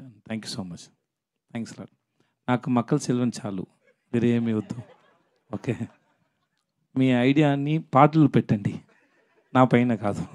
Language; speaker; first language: Telugu; non-native, learner; Tamil